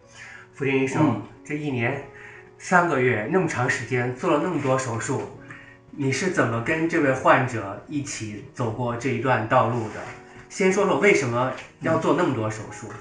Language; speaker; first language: Chinese; native; Chinese